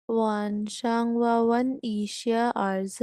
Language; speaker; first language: Chinese; non-native, learner; Urdu